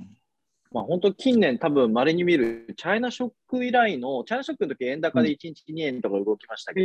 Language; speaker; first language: Japanese; native; Japanese